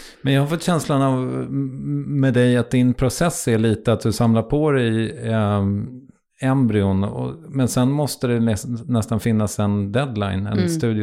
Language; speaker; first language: Swedish; native; Swedish